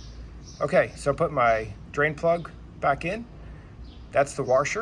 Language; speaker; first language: English; native; English